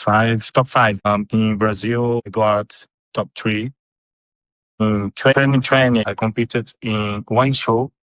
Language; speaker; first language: English; non-native, learner; Portuguese